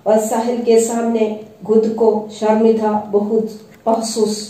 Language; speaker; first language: Hindi; non-native, local second language; Malayalam